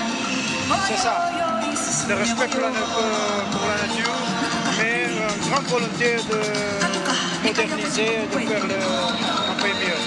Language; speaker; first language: French; non-native, fluent; Portuguese